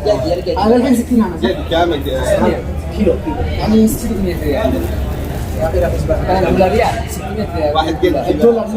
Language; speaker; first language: Arabic; native; Arabic